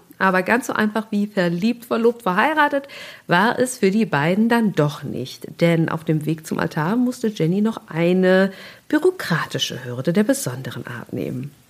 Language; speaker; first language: German; native; German